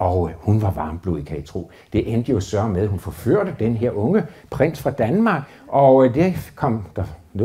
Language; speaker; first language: Danish; native; Danish